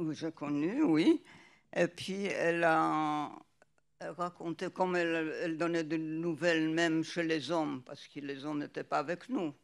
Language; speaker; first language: French; non-native, fluent; Polish